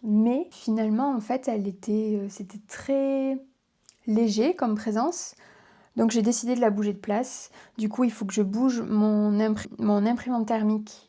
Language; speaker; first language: French; native; French